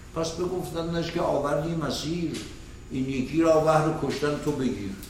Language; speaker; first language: Persian; native; Persian